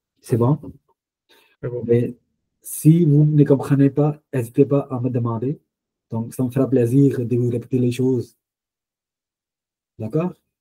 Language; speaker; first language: French; non-native, fluent; Punjabi